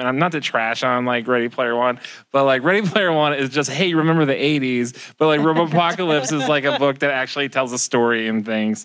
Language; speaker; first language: English; native; English